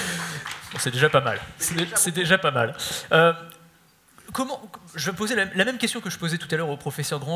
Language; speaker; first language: French; native; French